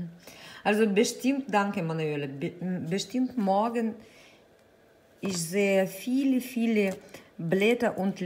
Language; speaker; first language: German; non-native, fluent; Russian